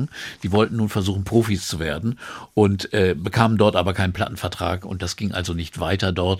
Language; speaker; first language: German; native; German